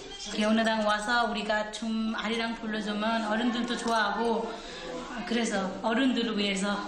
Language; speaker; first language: Korean; non-native, learner; Nepali